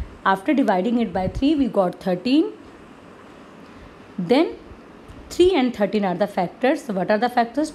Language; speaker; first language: English; non-native, local second language; Hindi